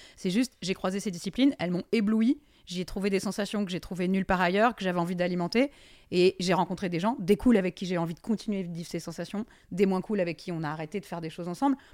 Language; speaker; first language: French; native; French